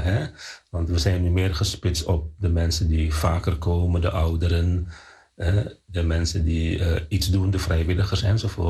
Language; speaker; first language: Dutch; non-native, fluent; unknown